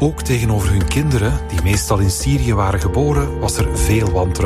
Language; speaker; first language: Dutch; native; Dutch